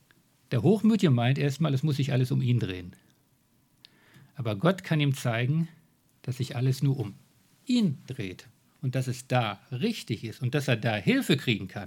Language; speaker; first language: German; native; German